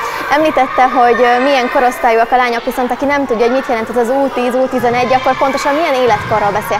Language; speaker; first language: Hungarian; native; Hungarian